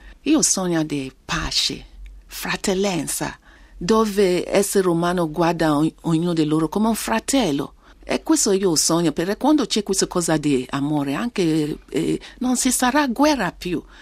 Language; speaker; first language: Italian; non-native, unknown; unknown